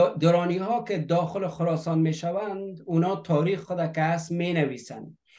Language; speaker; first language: Persian; native; Persian